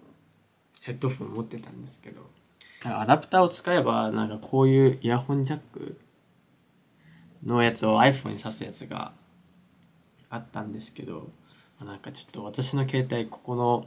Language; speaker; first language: Japanese; native; Japanese